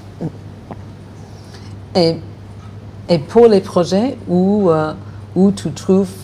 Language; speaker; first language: French; non-native, learner; English